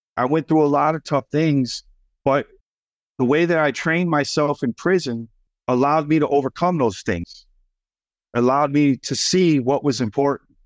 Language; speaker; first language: English; native; English